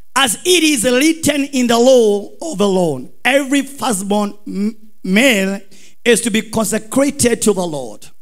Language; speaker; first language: English; non-native, local second language; Swahili